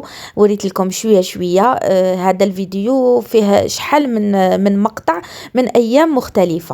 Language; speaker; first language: Arabic; native; Arabic